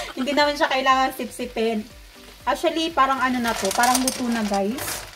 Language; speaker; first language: Filipino; non-native, local second language; Cebuano